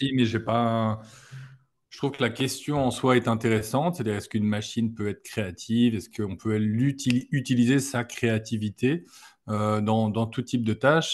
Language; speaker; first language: French; native; French